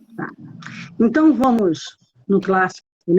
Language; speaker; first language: Portuguese; native; Portuguese